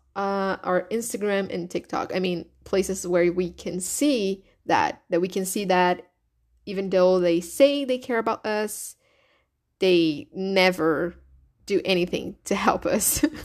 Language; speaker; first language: English; non-native, fluent; Portuguese